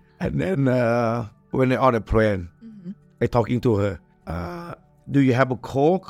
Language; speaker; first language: English; non-native, learner; Thai